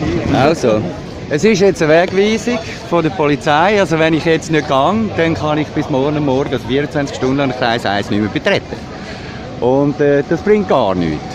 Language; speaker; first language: German; native; German